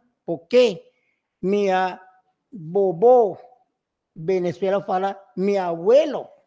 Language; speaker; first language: Portuguese; non-native, learner; Spanish